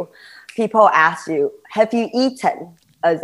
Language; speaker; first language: English; non-native, fluent; Chinese